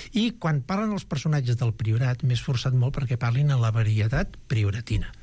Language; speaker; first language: Catalan; native; Catalan